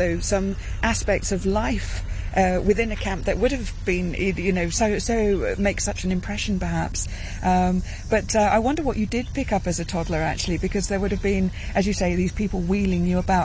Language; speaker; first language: English; native; English